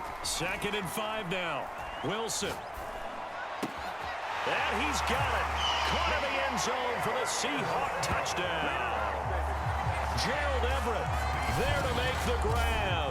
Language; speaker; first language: English; native; English